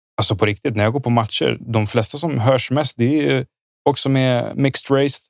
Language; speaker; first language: Swedish; early bilingual, other home language; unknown